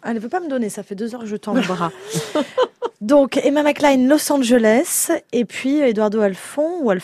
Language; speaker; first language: French; native; French